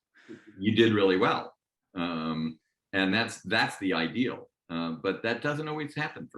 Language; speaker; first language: English; native; English